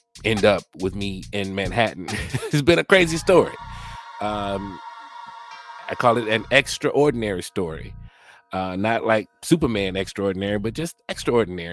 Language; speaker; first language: English; native; English